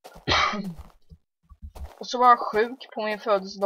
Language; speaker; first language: Swedish; early bilingual, heritage; Swedish